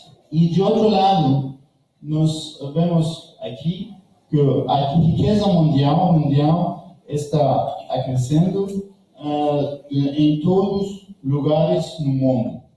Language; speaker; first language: Portuguese; non-native, learner; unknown